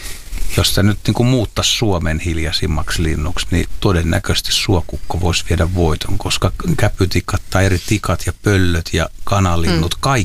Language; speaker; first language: Finnish; native; Finnish